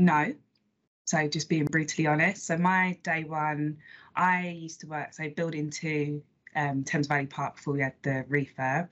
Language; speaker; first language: English; native; English